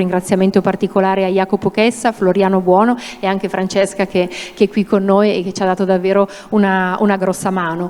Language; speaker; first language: Italian; native; Italian